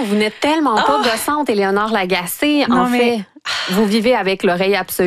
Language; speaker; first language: French; native; French